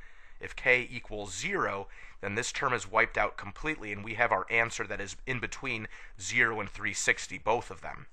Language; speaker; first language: English; native; English